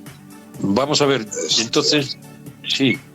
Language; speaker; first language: Spanish; native; Spanish